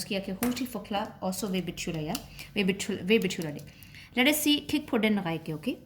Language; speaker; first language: Danish; non-native, fluent; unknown